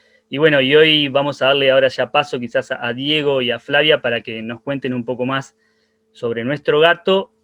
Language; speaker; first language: Spanish; native; Spanish